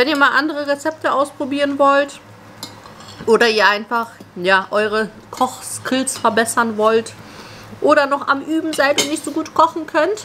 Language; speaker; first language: German; native; German